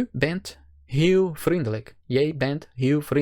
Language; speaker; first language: Dutch; non-native, fluent; Portuguese